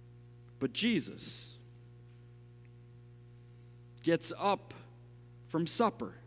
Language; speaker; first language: English; native; English